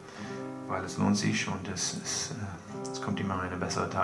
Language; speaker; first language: German; non-native, fluent; English